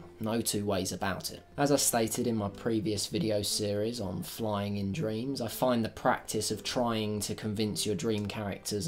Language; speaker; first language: English; native; English